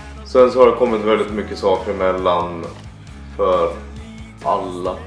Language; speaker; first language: Swedish; native; Swedish